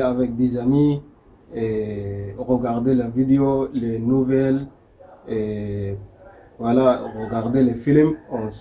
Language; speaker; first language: French; non-native, learner; Arabic